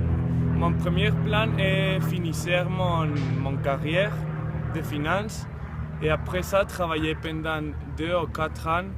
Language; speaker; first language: French; non-native, learner; Spanish